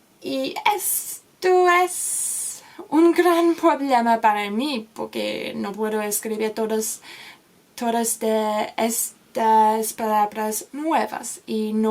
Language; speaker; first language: Spanish; non-native, learner; English